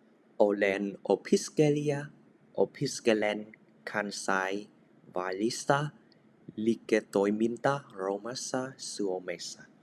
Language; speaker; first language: Finnish; non-native, learner; Vietnamese